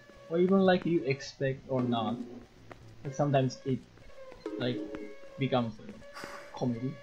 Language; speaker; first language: English; non-native, learner; Japanese